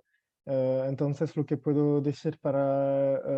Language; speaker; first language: Spanish; non-native, fluent; French